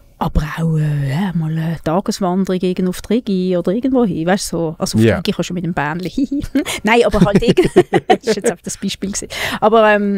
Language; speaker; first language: German; native; German